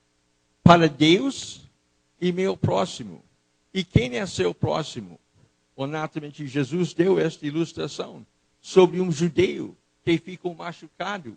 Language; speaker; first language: Portuguese; non-native, fluent; English